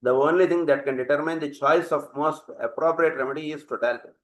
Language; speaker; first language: English; non-native, local second language; Telugu